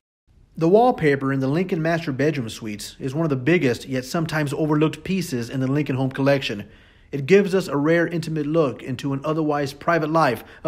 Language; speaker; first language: English; native; English